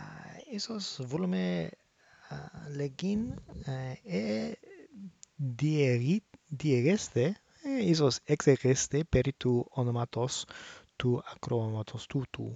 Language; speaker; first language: Greek; non-native, learner; English